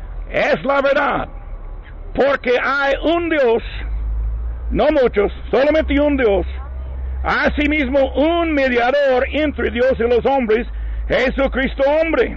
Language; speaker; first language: Spanish; non-native, learner; English